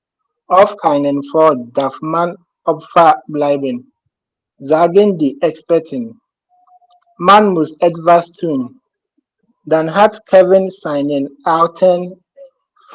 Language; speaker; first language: German; non-native, learner; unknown